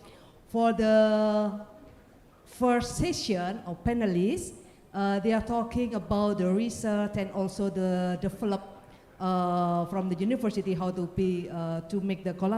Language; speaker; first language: English; non-native, learner; Indonesian